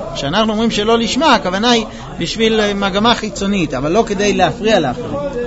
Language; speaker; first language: Hebrew; non-native, fluent; English